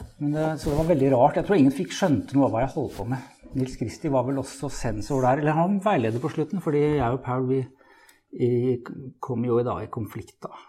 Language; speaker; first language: Norwegian; native; Norwegian